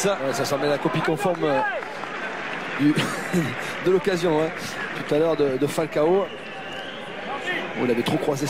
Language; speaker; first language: French; native; French